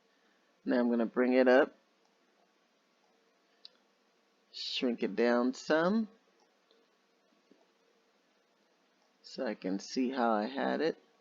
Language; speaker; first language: English; native; English